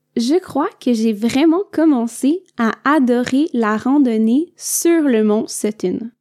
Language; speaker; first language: French; native; French